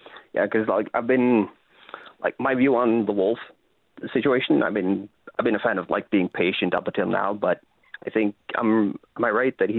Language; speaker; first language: English; non-native, fluent; Norwegian